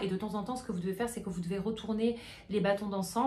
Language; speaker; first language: French; native; French